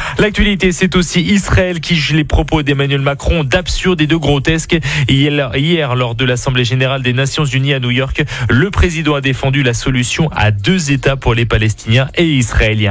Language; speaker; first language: French; native; French